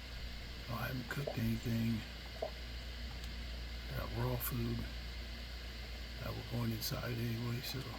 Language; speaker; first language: English; native; English